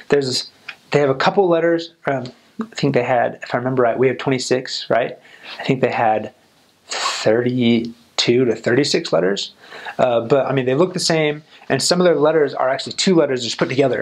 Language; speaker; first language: English; native; English